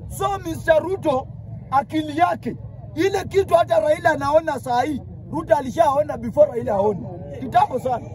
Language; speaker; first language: Swahili; non-native, local second language; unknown